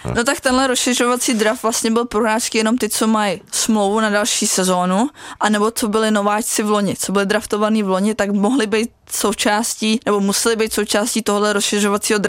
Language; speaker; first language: Czech; native; Czech